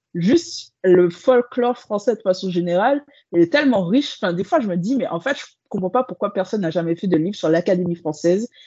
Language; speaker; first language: French; native; French